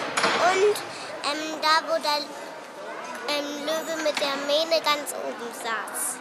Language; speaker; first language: German; native; German